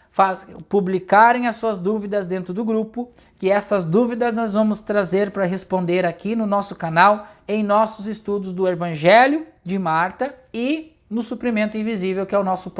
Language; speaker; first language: Portuguese; native; Portuguese